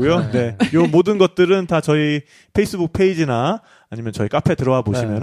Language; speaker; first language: Korean; native; Korean